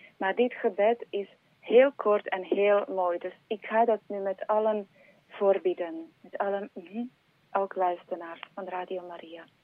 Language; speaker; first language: Dutch; non-native, fluent; Slovak